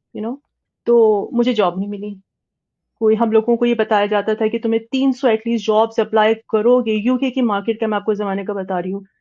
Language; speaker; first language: Hindi; early bilingual, heritage; Urdu